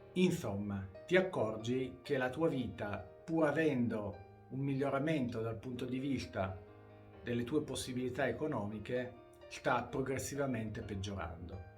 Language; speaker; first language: Italian; native; Italian